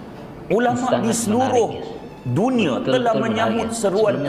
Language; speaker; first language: Malay; native; Malay